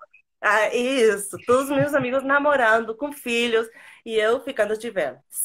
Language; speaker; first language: Portuguese; non-native, fluent; Spanish